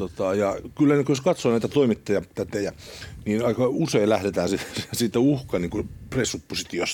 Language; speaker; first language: Finnish; native; Finnish